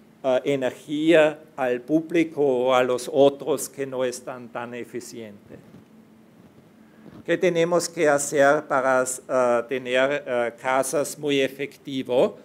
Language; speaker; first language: Spanish; non-native, fluent; German